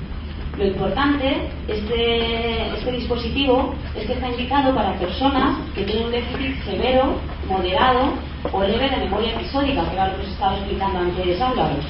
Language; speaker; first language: Spanish; native; Spanish